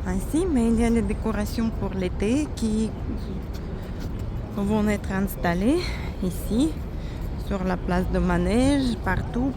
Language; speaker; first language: French; non-native, learner; Russian